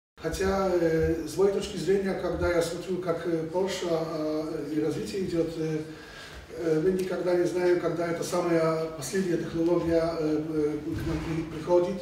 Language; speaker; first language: Russian; non-native, fluent; Polish